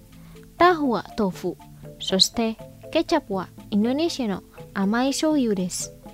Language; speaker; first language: Japanese; non-native, fluent; Indonesian